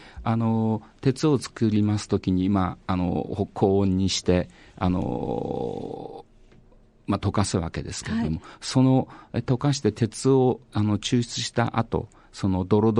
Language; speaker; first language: Japanese; native; Japanese